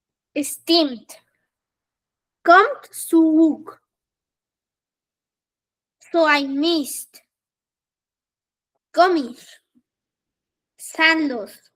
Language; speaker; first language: German; non-native, learner; Spanish